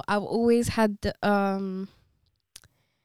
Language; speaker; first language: English; early bilingual, other home language; Konkani